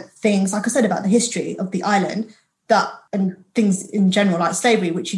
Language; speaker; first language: English; native; English